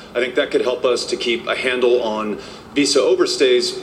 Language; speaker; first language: English; native; English